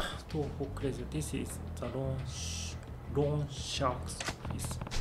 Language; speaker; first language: English; non-native, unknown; Japanese